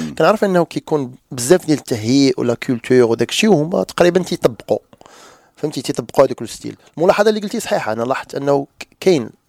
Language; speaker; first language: Arabic; native; Arabic